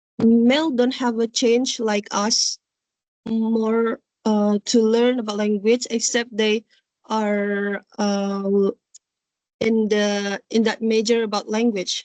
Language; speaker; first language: English; non-native, learner; Indonesian